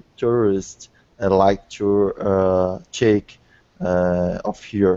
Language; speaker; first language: English; non-native, learner; Portuguese